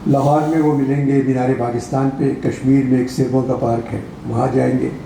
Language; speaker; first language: Urdu; native; Urdu